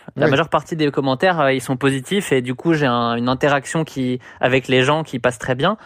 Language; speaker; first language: French; native; French